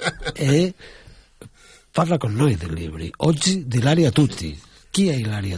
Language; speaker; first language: Italian; non-native, fluent; Catalan